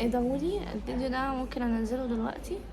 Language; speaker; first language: Arabic; native; Arabic